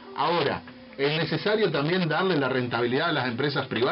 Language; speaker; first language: Spanish; native; Spanish